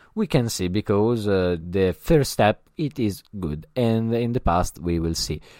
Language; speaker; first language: English; non-native, learner; Italian